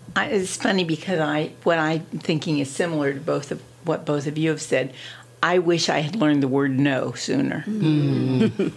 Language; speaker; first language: English; native; English